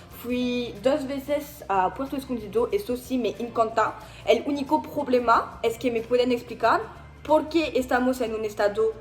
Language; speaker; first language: Spanish; non-native, learner; French